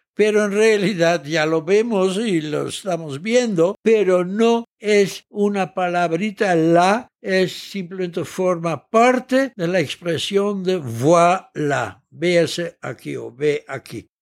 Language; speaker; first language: Spanish; early bilingual, heritage; Dutch